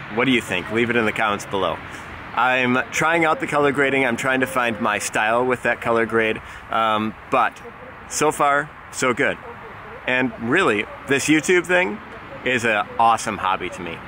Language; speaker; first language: English; native; English